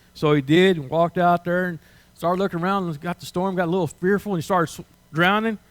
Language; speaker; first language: English; native; English